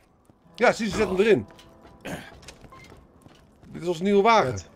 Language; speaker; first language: Dutch; native; Dutch